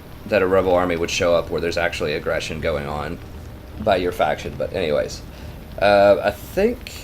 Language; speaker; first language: English; native; English